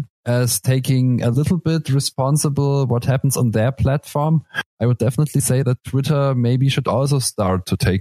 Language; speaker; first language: English; non-native, fluent; German